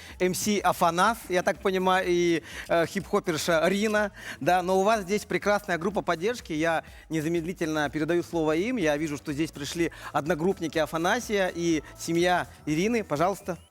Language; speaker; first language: Russian; native; Russian